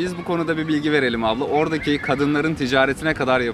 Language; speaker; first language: Turkish; native; Turkish